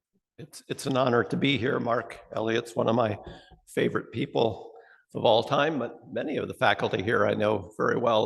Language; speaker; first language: English; native; English